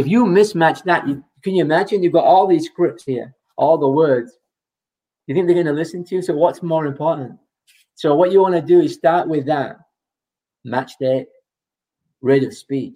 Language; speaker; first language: English; native; English